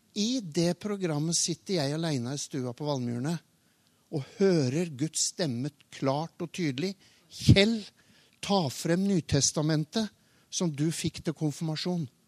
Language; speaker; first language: Norwegian; native; Norwegian